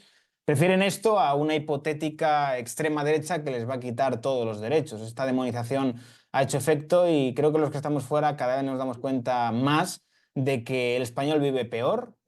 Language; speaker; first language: Spanish; native; Spanish